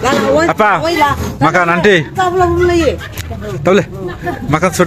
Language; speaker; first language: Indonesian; non-native, learner; Bangla